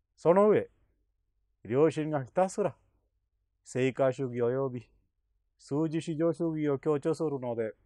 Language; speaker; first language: Japanese; non-native, fluent; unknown